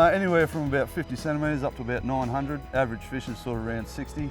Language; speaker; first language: English; native; English